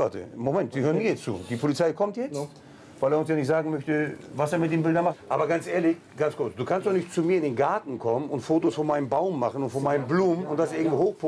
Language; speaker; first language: German; native; German